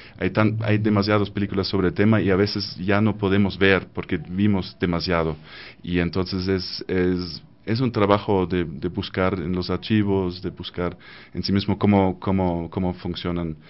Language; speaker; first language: Spanish; non-native, fluent; German